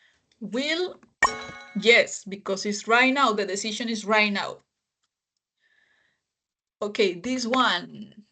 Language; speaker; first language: English; non-native, fluent; Spanish